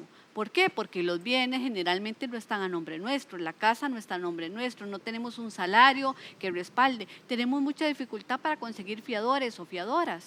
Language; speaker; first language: Spanish; native; Spanish